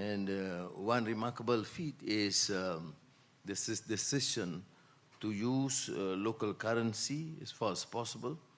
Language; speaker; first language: English; non-native, local second language; Malay